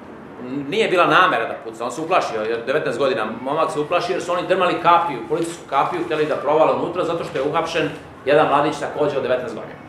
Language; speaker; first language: Serbian; native; Serbian